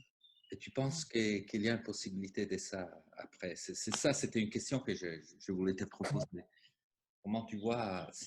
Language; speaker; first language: French; non-native, fluent; Italian